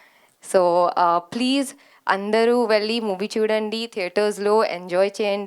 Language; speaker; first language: Telugu; non-native, learner; Kannada